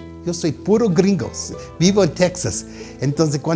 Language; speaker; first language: Spanish; non-native, fluent; English